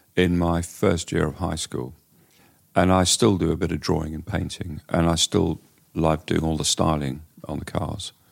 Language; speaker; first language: English; native; English